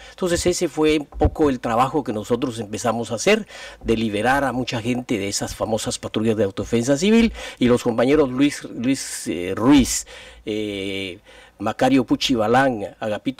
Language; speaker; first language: Spanish; native; Spanish